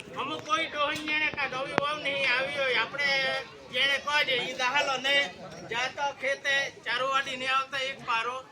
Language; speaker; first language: Gujarati; non-native, local second language; Bhili